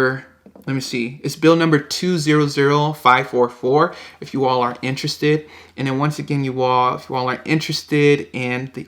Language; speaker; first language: English; native; English